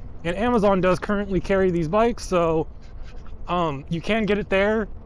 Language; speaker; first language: English; native; English